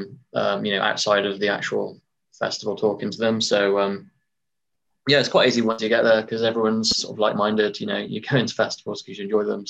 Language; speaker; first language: English; native; English